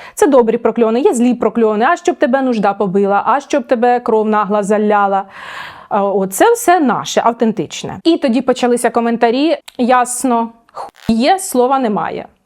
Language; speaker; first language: Ukrainian; native; Ukrainian